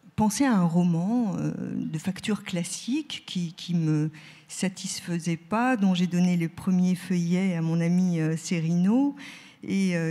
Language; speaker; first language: French; native; French